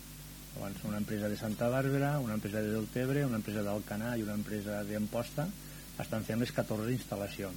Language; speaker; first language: Catalan; native; Catalan